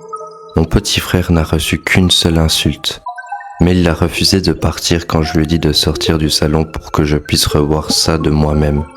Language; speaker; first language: French; native; French